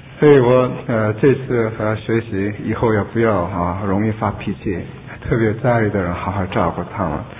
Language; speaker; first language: Chinese; non-native, learner; Korean